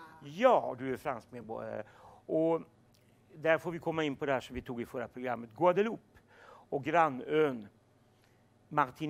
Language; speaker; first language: Swedish; native; Swedish